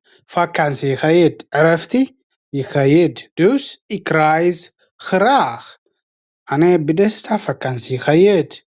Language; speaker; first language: Dutch; non-native, fluent; Tigrinya